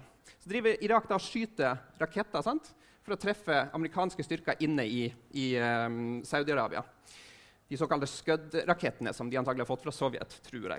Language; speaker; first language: Norwegian; native; Norwegian